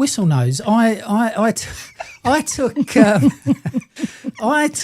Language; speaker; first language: English; native; English